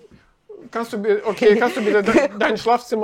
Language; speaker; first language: German; non-native, fluent; Russian